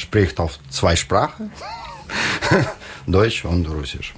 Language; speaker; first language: German; non-native, learner; Russian